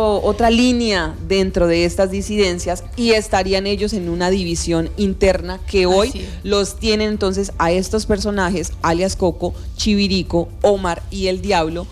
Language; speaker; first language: Spanish; native; Spanish